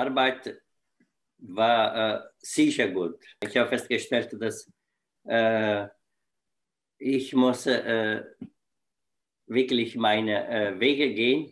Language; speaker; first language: German; non-native, fluent; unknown